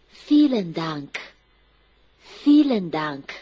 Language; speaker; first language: German; non-native, fluent; Chinese